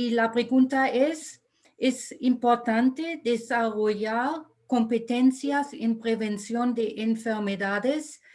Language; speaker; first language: Spanish; non-native, fluent; German